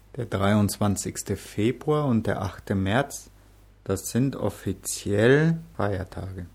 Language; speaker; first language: German; native; German